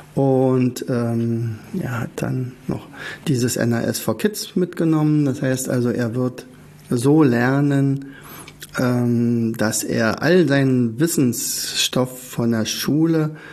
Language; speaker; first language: German; native; German